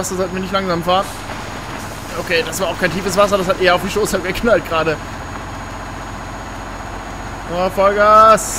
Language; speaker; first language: German; native; German